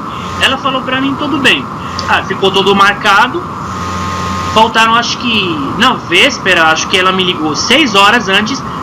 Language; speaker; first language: Portuguese; non-native, fluent; Arabic